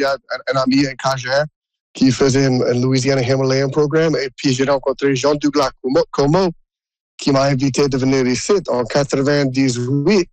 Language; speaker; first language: French; non-native, local second language; English